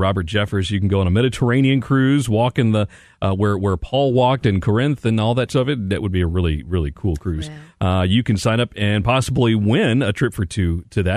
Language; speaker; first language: English; native; English